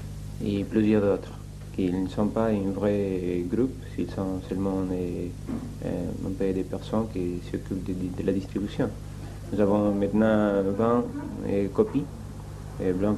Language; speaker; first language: French; non-native, fluent; Spanish